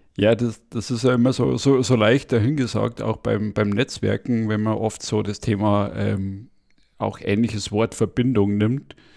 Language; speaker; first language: German; native; German